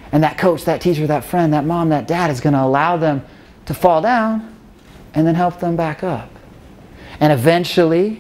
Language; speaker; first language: English; native; English